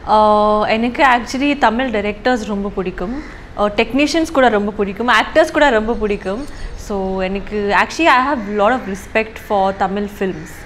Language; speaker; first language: Tamil; non-native, learner; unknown